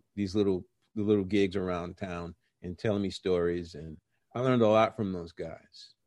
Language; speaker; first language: English; native; English